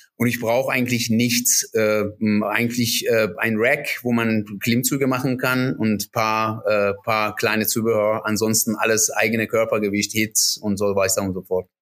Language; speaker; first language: German; non-native, fluent; Persian